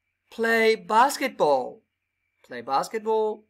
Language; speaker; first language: English; non-native, fluent; Turkish